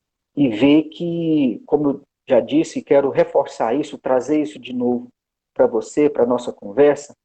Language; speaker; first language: Portuguese; native; Portuguese